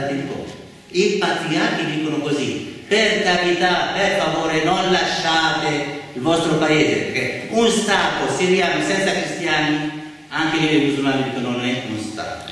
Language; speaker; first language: Italian; non-native, fluent; Arabic